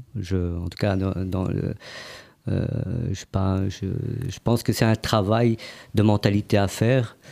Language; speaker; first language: French; native; French